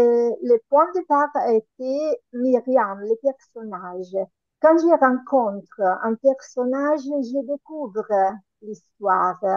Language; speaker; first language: French; non-native, learner; Italian